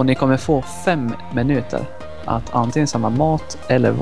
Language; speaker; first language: Swedish; native; Swedish